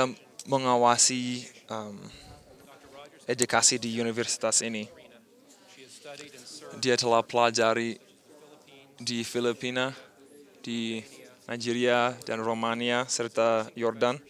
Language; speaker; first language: Indonesian; non-native, fluent; English